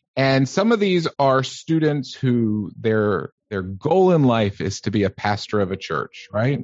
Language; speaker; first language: English; native; English